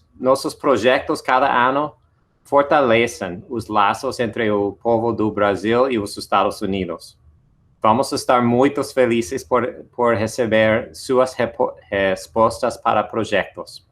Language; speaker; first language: Portuguese; non-native, fluent; English